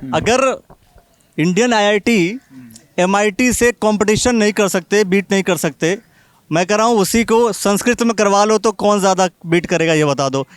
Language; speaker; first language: Hindi; native; Hindi